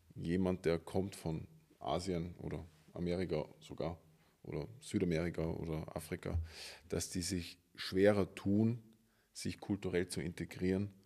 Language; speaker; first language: German; native; German